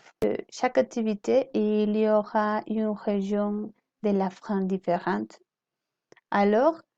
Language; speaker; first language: French; non-native, learner; Spanish